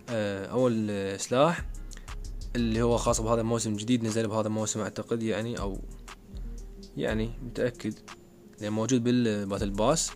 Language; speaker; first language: Arabic; native; Arabic